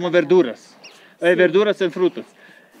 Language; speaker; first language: Spanish; non-native, learner; Serbian